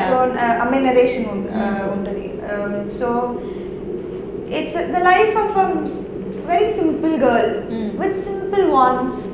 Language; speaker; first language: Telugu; non-native, local second language; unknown